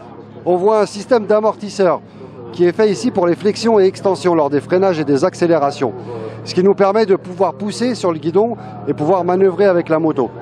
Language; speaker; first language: French; native; French